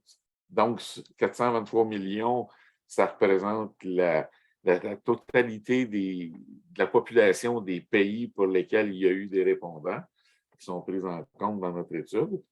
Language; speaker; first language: French; native; French